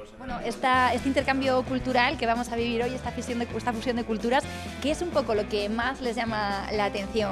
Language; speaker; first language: Spanish; native; Spanish